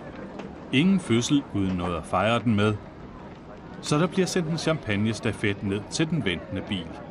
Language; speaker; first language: Danish; native; Danish